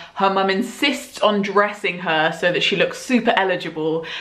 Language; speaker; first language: English; native; English